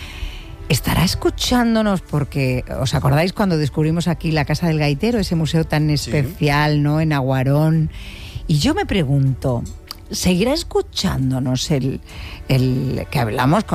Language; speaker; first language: Spanish; native; Spanish